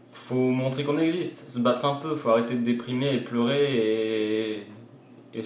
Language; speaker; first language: French; native; French